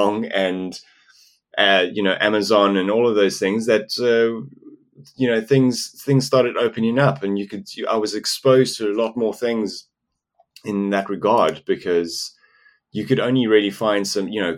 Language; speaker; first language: English; non-native, local second language; Afrikaans